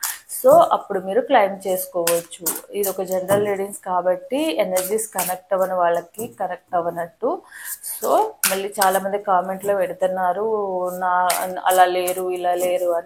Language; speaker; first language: Telugu; native; Telugu